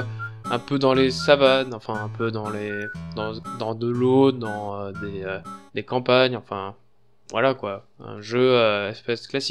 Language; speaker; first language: French; native; French